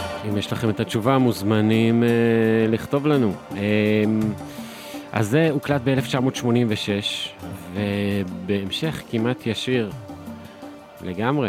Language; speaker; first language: Hebrew; native; Hebrew